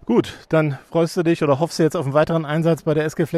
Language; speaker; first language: German; native; German